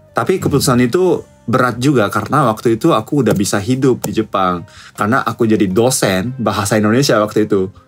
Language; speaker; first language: Indonesian; non-native, fluent; Japanese